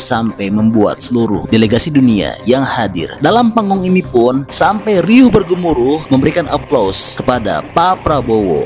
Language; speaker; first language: Indonesian; native; Indonesian